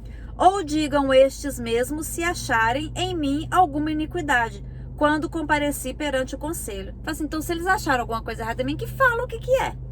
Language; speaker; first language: Portuguese; native; Portuguese